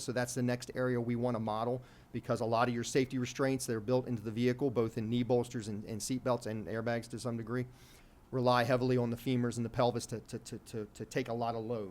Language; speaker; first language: English; native; English